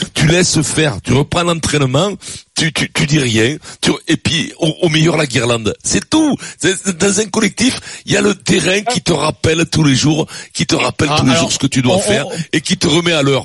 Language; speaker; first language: French; native; French